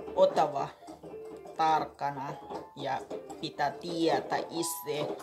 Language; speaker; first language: Finnish; non-native, learner; Thai